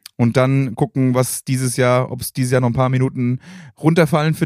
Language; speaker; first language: German; native; German